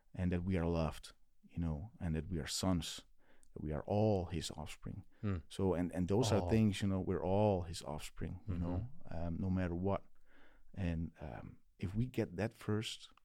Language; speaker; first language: English; non-native, fluent; Dutch